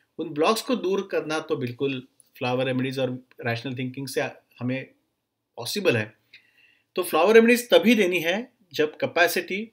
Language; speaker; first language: Hindi; non-native, local second language; Marathi